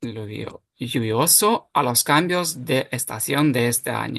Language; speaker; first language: Spanish; non-native, fluent; Ukrainian